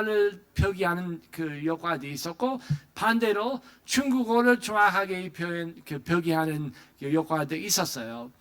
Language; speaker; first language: Korean; non-native, fluent; English